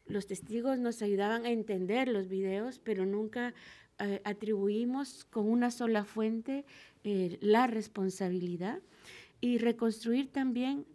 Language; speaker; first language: Spanish; native; Spanish